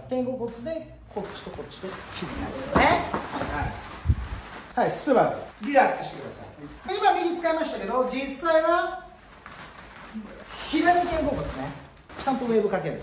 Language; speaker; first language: Japanese; native; Japanese